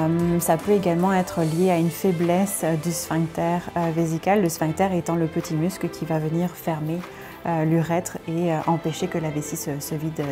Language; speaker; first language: French; native; French